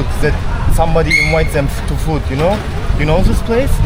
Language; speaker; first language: English; non-native, learner; Turkish